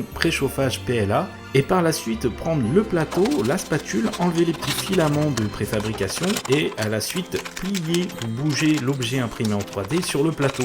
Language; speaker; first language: French; native; French